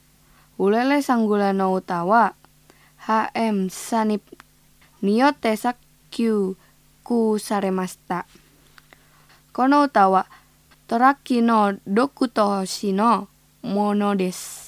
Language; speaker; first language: Japanese; non-native, fluent; Indonesian